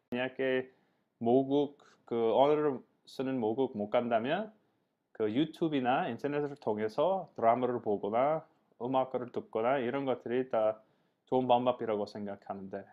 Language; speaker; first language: Korean; non-native, fluent; English